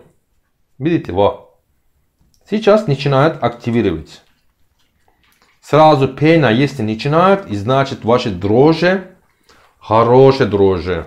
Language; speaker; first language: Russian; non-native, learner; Turkish